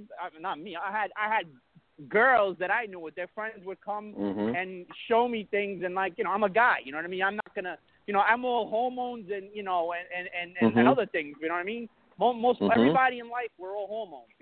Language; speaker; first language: English; early bilingual, other home language; Italian